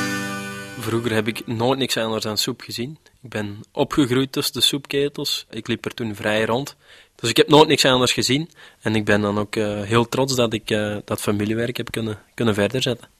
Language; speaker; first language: Dutch; native; Dutch